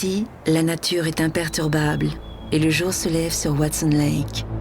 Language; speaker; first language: French; native; French